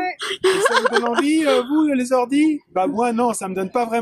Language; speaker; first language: French; native; French